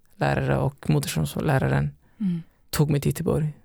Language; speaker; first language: Swedish; early bilingual, other home language; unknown